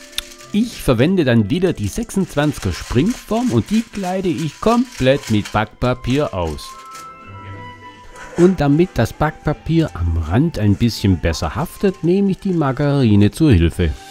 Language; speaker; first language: German; native; German